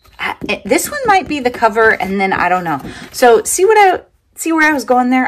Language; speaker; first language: English; native; English